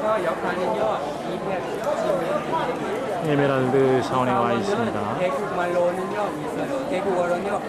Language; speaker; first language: Korean; native; Korean